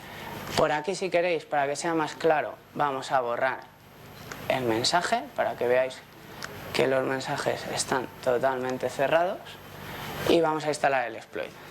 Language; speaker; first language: Spanish; native; Spanish